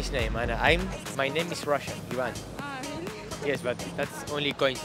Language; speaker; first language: English; non-native, learner; Spanish